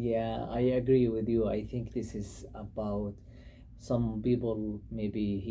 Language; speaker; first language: English; non-native, learner; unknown